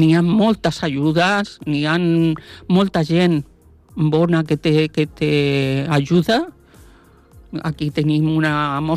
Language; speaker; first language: Catalan; non-native, local second language; Spanish